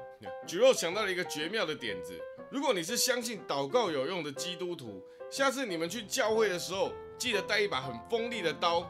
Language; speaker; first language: Chinese; native; Chinese